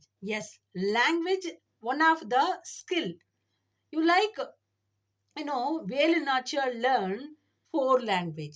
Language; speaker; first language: English; non-native, learner; Tamil